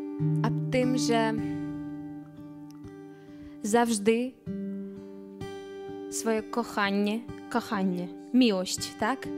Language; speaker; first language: Polish; non-native, learner; Belarusian